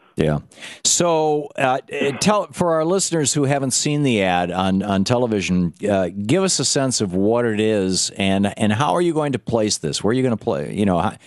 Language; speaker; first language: English; native; English